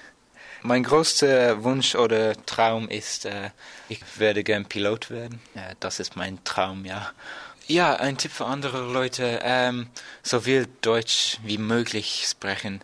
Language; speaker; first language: German; non-native, learner; English